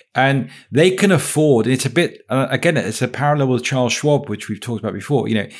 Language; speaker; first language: English; native; English